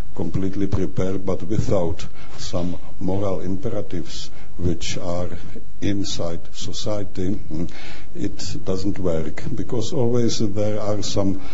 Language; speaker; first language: English; non-native, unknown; Czech